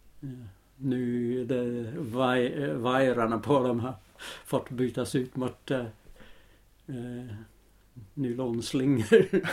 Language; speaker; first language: Swedish; non-native, fluent; English